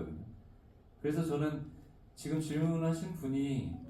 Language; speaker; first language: Korean; native; Korean